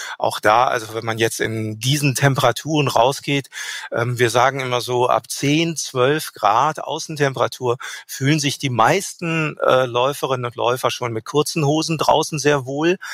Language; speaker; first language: German; native; German